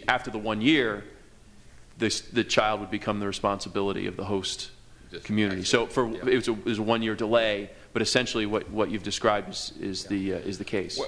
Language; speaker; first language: English; native; English